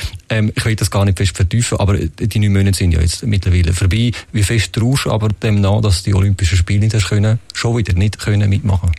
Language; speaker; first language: German; native; German